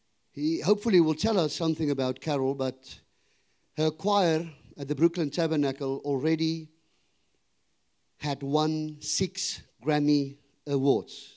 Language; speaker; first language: English; non-native, local second language; Afrikaans